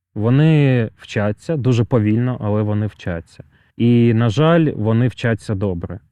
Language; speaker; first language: Ukrainian; native; Ukrainian